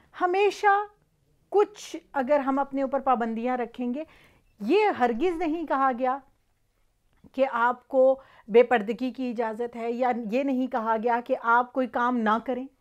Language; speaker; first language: Urdu; native; Urdu